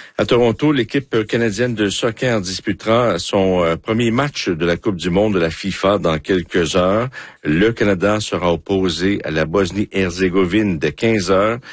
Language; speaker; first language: French; native; French